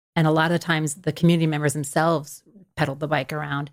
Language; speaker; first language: English; native; English